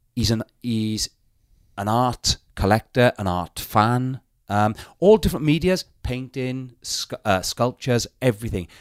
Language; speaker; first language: English; native; English